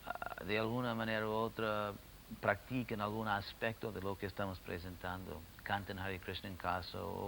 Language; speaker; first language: Spanish; non-native, fluent; English